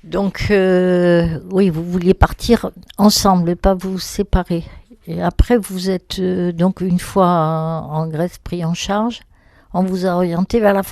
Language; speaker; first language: French; native; French